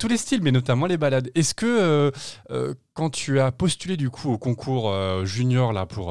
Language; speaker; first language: French; native; French